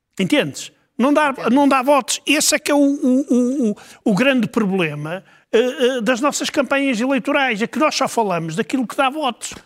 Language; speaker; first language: Portuguese; native; Portuguese